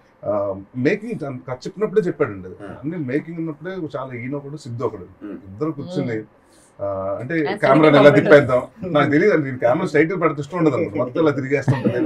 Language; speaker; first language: Telugu; native; Telugu